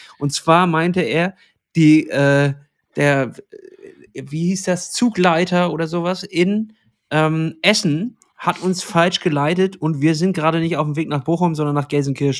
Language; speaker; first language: German; native; German